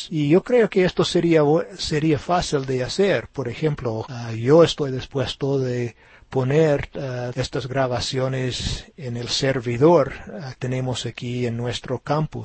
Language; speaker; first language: Spanish; non-native, fluent; English